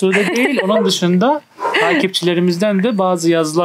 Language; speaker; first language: Turkish; native; Turkish